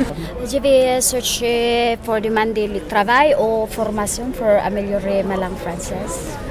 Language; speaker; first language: French; non-native, learner; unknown